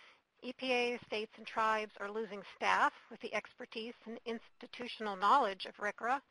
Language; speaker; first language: English; native; English